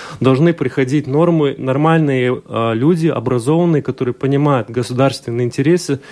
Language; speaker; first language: Russian; non-native, local second language; Latvian